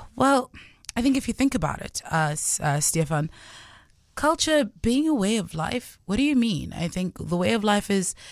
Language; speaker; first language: English; non-native, local second language; Southern Sotho